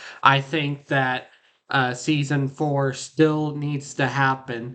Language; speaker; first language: English; native; English